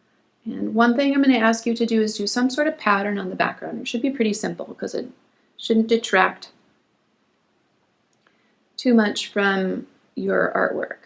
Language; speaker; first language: English; native; English